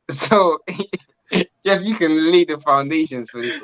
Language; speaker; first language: English; native; English